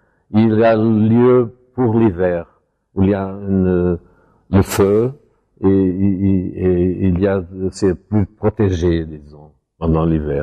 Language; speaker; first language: French; non-native, fluent; Portuguese